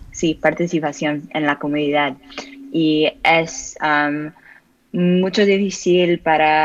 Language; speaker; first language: Spanish; non-native, learner; English